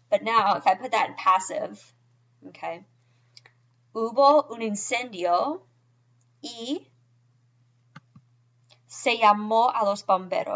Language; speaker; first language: Spanish; non-native, fluent; English